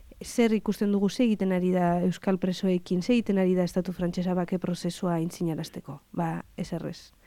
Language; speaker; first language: Basque; native; Basque